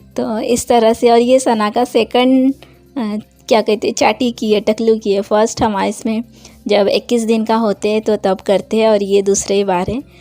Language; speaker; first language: Hindi; non-native, local second language; Bangla